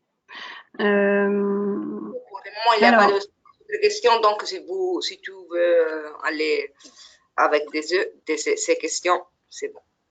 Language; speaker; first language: French; non-native, fluent; Italian